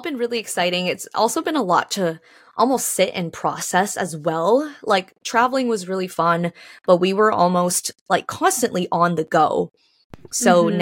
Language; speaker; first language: English; early bilingual, other home language; Chinese